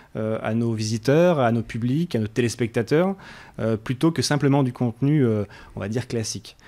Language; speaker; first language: French; native; French